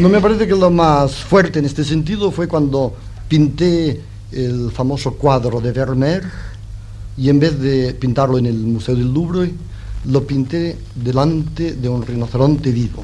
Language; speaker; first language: Spanish; non-native, local second language; Catalan